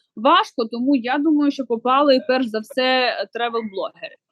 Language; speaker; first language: Ukrainian; non-native, local second language; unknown